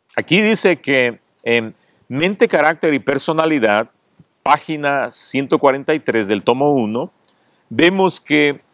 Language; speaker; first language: Spanish; native; Spanish